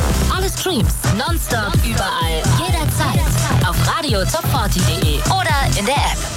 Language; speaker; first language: German; native; German